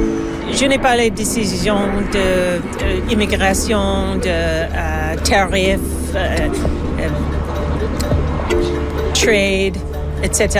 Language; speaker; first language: French; non-native, learner; English